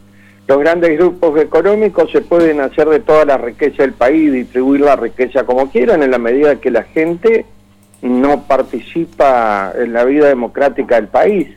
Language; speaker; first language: Spanish; native; Spanish